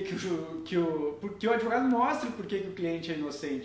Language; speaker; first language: Portuguese; native; Portuguese